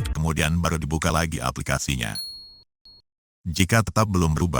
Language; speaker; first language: Indonesian; native; Indonesian